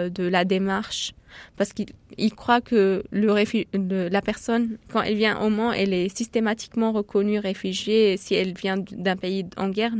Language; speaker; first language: French; non-native, fluent; Arabic